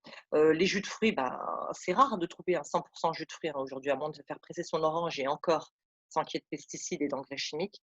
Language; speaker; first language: French; native; French